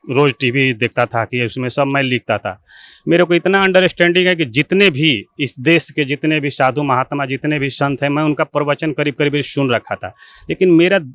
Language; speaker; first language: Hindi; native; Hindi